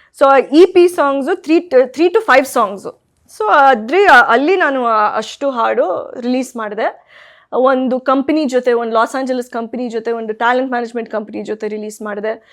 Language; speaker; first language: Kannada; early bilingual, heritage; Kannada